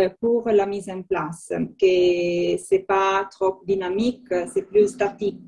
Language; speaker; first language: French; non-native, learner; Italian